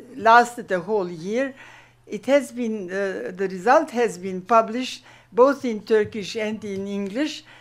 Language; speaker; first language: English; non-native, fluent; German